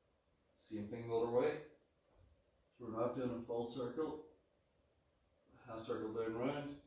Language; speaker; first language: English; native; English